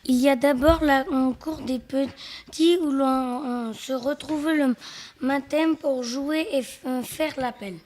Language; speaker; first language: French; native; French